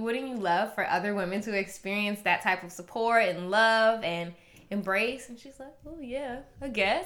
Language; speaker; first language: English; native; English